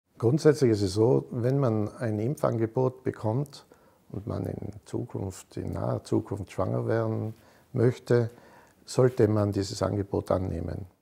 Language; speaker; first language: German; native; German